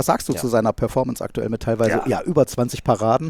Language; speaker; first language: German; native; German